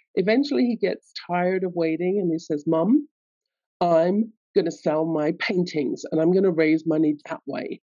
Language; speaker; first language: English; native; English